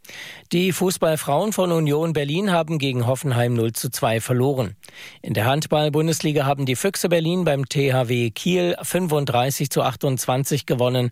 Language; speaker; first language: German; native; German